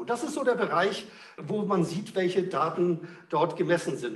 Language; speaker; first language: German; native; German